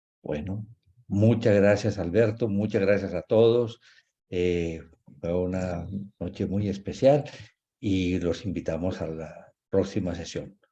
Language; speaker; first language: Spanish; native; Spanish